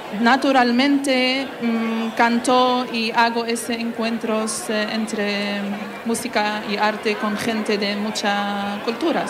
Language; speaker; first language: Spanish; non-native, learner; Hebrew